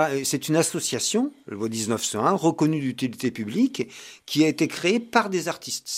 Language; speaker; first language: French; native; French